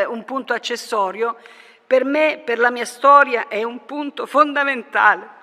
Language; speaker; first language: Italian; native; Italian